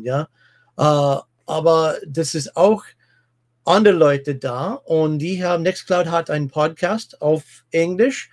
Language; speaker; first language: German; non-native, fluent; English